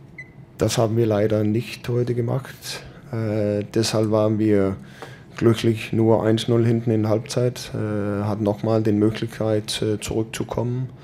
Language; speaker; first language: German; non-native, fluent; Danish